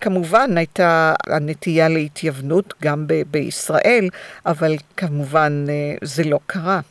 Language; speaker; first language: Hebrew; non-native, fluent; English